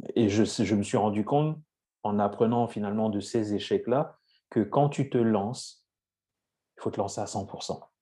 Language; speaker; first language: French; native; French